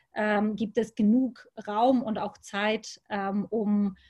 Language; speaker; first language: German; native; German